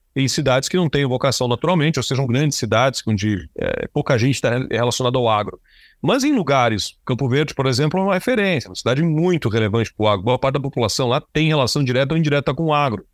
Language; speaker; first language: Portuguese; native; Portuguese